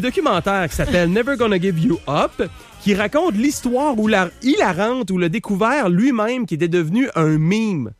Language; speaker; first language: French; native; French